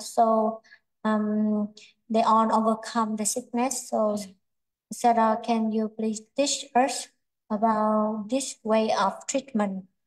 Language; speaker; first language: English; non-native, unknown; Vietnamese